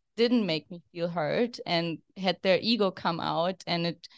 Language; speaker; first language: English; non-native, fluent; German